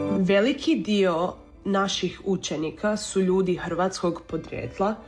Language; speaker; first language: Serbian; early bilingual, heritage; Croatian